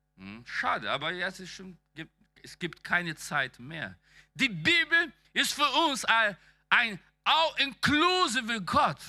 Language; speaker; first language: German; non-native, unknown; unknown